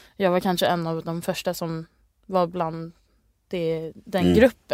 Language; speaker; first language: Swedish; early bilingual, other home language; English